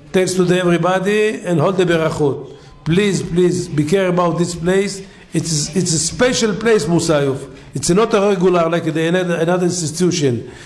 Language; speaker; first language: English; non-native, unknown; Hebrew